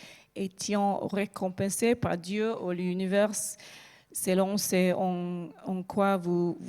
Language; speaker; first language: French; non-native, learner; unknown